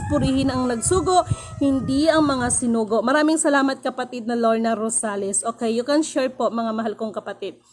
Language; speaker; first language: Filipino; non-native, local second language; Cebuano